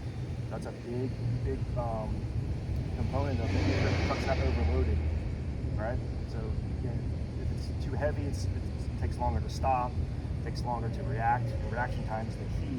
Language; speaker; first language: English; native; English